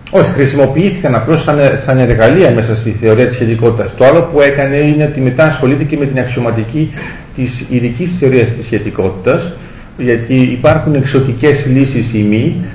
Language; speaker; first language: Greek; early bilingual, heritage; Greek